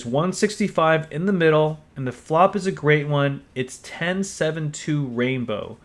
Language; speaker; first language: English; native; English